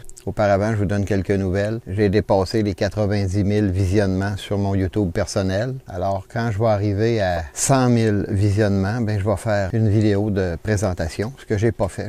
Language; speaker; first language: French; native; French